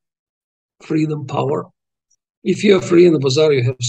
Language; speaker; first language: English; non-native, fluent; Russian